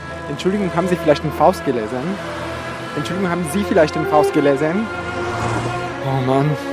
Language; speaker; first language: German; non-native, fluent; Spanish